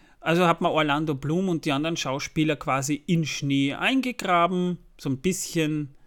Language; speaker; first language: German; native; German